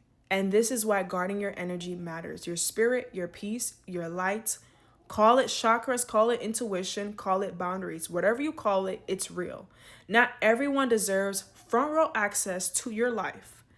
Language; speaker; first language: English; native; English